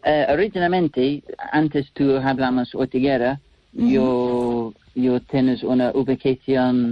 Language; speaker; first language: Spanish; non-native, learner; English